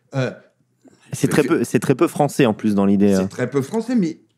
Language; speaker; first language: French; native; French